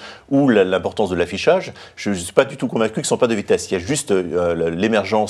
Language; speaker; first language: French; native; French